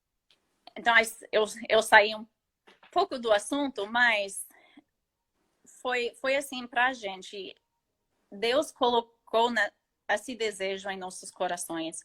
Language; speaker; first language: Portuguese; non-native, fluent; English